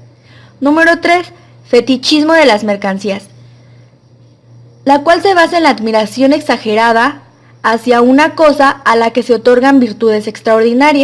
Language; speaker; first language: Spanish; native; Spanish